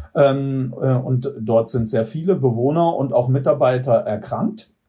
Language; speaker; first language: German; native; German